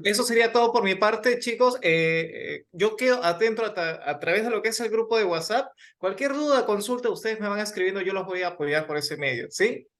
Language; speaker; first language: Spanish; native; Spanish